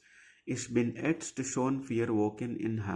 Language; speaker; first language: German; non-native, fluent; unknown